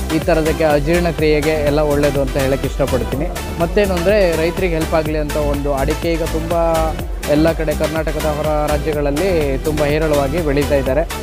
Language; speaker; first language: Kannada; native; Kannada